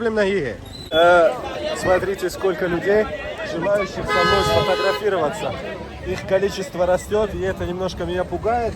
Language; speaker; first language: Russian; non-native, fluent; Tajik